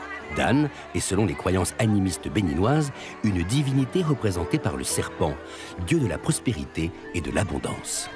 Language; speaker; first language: French; native; French